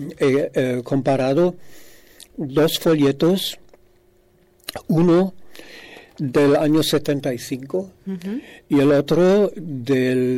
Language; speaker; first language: Spanish; non-native, fluent; German